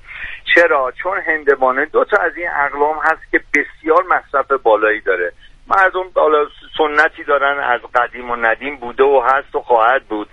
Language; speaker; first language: Persian; native; Persian